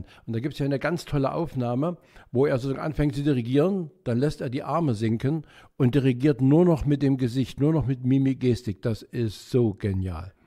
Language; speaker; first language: German; native; German